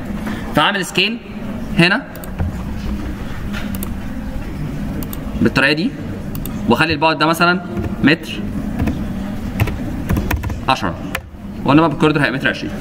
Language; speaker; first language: Arabic; native; Arabic